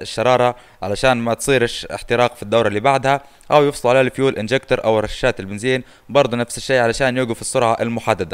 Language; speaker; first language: Arabic; native; Arabic